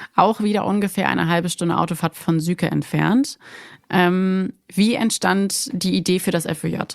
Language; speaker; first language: German; native; German